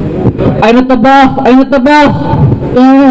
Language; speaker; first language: Arabic; non-native, learner; Urdu